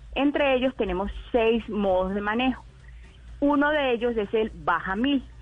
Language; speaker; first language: Spanish; native; Spanish